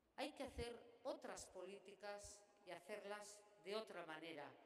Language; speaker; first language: Spanish; non-native, local second language; Basque